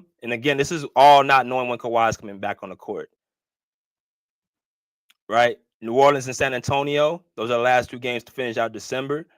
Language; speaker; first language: English; native; English